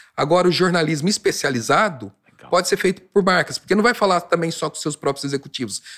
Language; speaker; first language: Portuguese; native; Portuguese